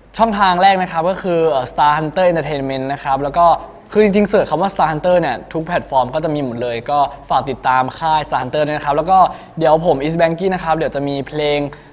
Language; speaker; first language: Thai; native; Thai